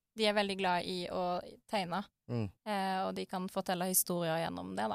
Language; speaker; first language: Norwegian; early bilingual, other home language; Arabic